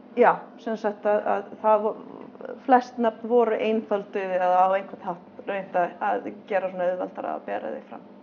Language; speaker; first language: Icelandic; non-native, fluent; English